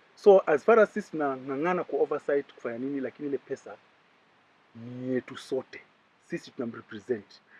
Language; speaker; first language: Swahili; non-native, local second language; Giryama